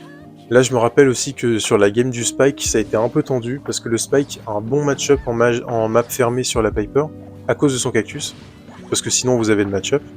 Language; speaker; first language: French; native; French